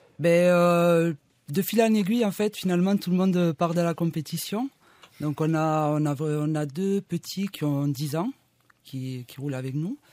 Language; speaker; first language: French; native; French